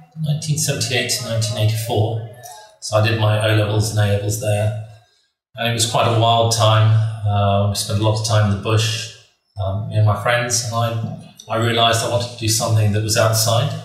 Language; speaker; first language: English; native; English